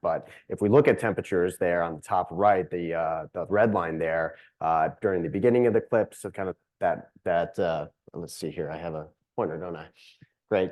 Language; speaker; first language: English; native; English